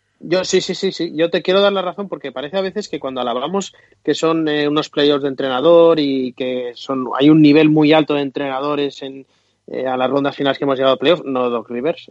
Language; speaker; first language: Spanish; native; Spanish